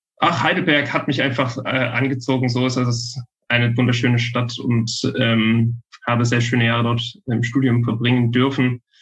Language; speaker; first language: German; native; German